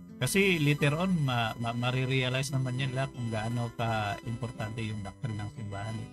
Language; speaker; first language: Filipino; native; Filipino